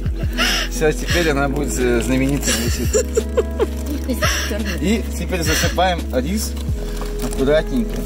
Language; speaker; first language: Russian; native; Russian